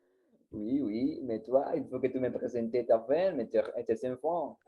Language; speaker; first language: French; non-native, learner; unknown